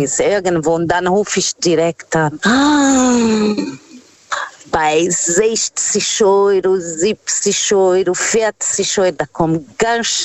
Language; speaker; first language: German; non-native, learner; Portuguese